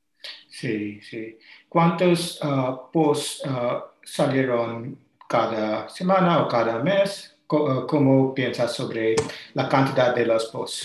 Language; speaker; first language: Spanish; non-native, learner; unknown